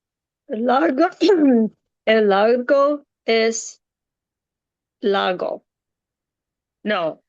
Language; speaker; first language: Spanish; non-native, learner; English